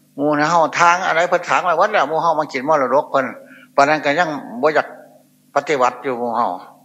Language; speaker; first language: Thai; non-native, local second language; Northeastern Thai